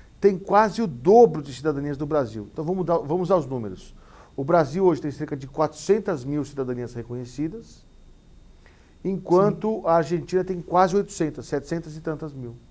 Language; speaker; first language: Portuguese; native; Portuguese